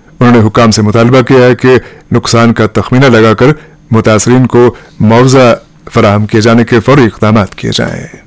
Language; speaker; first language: Urdu; non-native, local second language; Kashmiri